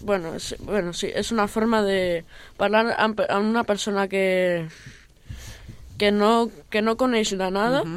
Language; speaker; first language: Catalan; non-native, local second language; Spanish